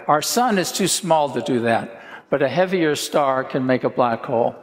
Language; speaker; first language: English; native; English